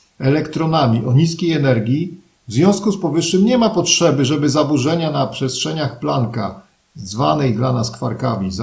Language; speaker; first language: Polish; native; Polish